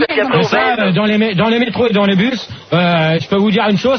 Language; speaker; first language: French; native; French